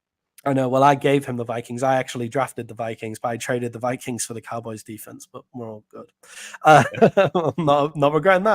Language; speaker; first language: English; native; English